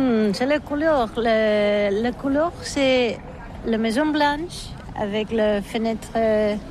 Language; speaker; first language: French; non-native, learner; Catalan